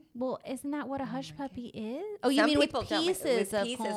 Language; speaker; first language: English; native; English